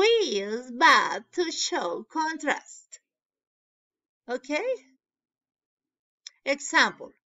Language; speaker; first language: English; non-native, learner; Spanish